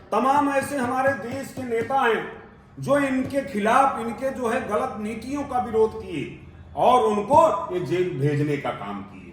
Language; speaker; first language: Hindi; native; Hindi